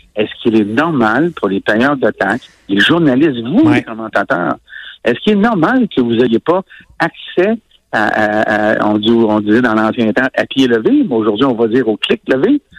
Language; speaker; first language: French; native; French